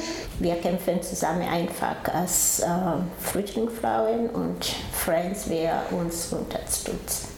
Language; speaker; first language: German; non-native, learner; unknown